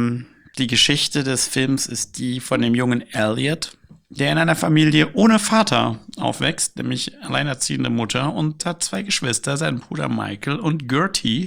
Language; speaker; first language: German; native; German